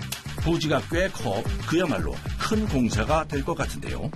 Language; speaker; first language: Korean; native; Korean